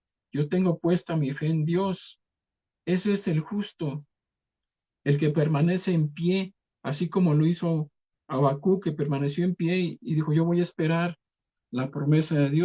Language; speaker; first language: Spanish; native; Spanish